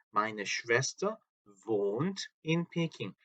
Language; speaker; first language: German; non-native, fluent; Korean